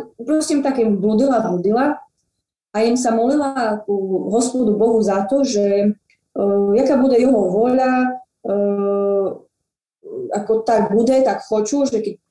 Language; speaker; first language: Slovak; non-native, local second language; Rusyn